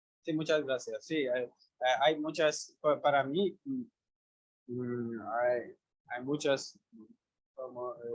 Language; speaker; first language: Spanish; non-native, learner; Polish